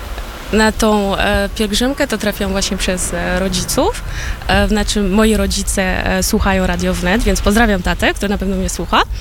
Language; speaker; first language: Polish; early bilingual, heritage; Polish